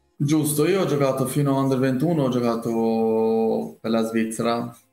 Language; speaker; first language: Italian; non-native, learner; Albanian